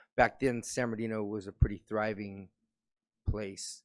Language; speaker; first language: English; native; English